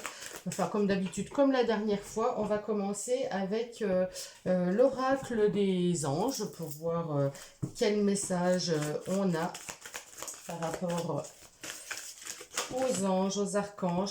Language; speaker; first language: French; native; French